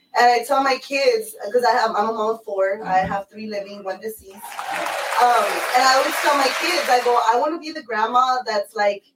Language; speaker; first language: English; early bilingual, other home language; Spanish